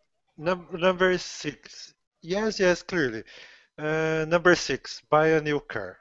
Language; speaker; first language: English; non-native, learner; Portuguese